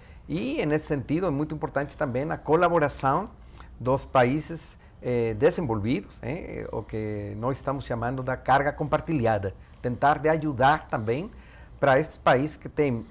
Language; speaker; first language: Portuguese; non-native, fluent; Spanish